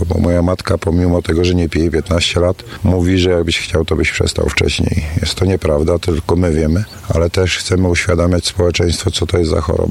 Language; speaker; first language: Polish; native; Polish